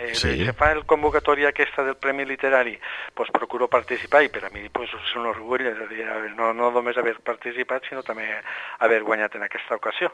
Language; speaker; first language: Catalan; native; Catalan